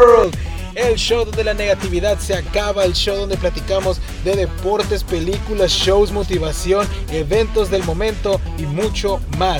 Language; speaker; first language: Spanish; early bilingual, heritage; Spanish